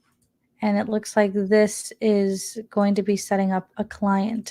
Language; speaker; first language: English; native; English